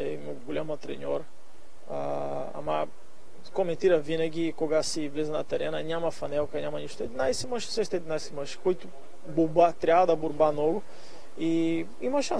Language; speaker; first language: Bulgarian; non-native, learner; Portuguese